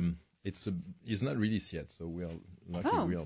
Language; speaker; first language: English; non-native, fluent; French